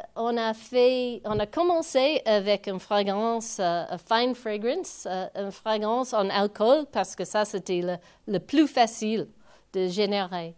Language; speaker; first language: French; non-native, fluent; English